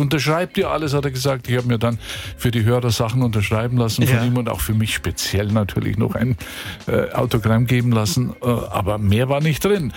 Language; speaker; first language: German; native; German